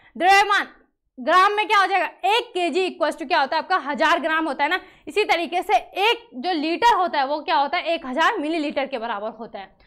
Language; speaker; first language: Hindi; native; Hindi